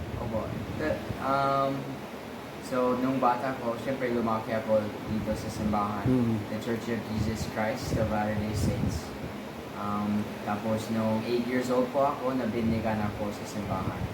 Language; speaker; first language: Filipino; non-native, fluent; English